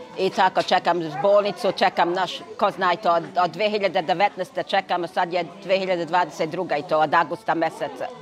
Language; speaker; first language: Serbian; early bilingual, heritage; Serbian